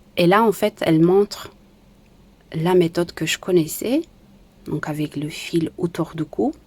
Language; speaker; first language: French; non-native, fluent; Romanian